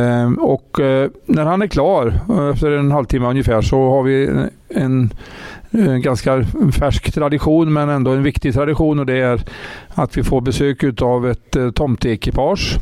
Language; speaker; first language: Swedish; native; Swedish